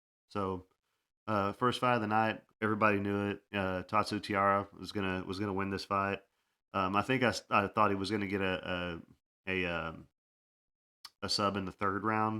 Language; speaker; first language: English; native; English